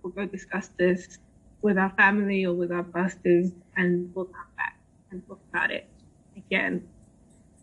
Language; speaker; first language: English; native; English